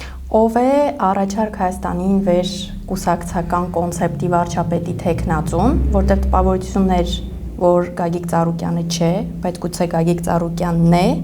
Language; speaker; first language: Armenian; native; Armenian